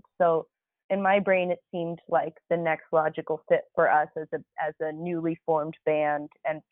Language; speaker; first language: English; native; English